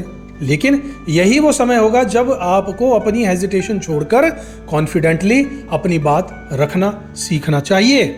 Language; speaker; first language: Hindi; native; Hindi